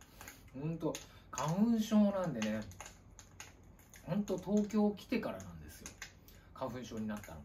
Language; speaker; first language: Japanese; native; Japanese